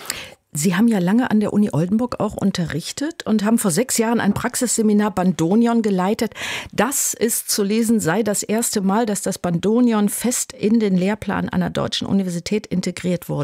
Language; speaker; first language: German; native; German